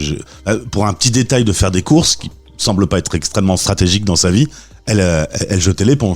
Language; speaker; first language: French; native; French